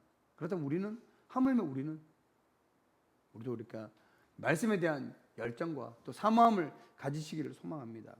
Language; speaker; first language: Korean; native; Korean